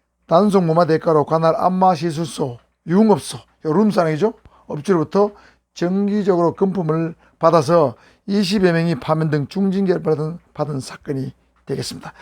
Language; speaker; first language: Korean; native; Korean